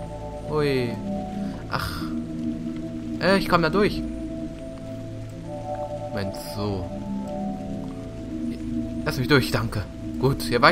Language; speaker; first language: German; native; German